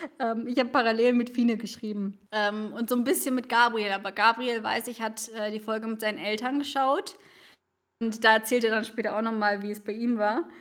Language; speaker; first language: German; early bilingual, other home language; Russian